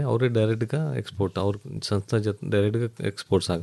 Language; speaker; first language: Kannada; non-native, learner; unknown